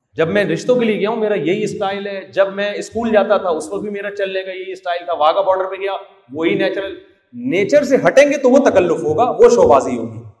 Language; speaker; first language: Urdu; native; Urdu